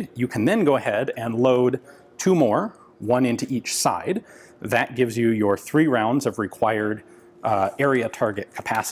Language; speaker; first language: English; native; English